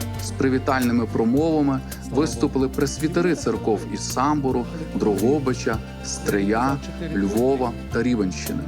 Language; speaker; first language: Ukrainian; native; Ukrainian